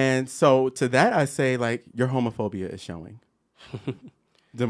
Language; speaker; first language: English; native; English